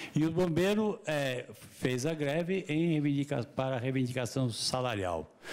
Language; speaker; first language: Portuguese; native; Portuguese